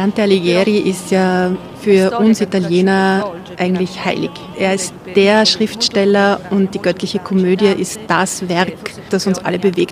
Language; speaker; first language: German; non-native, local second language; Italian